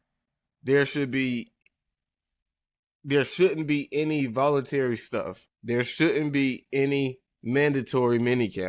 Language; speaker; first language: English; native; English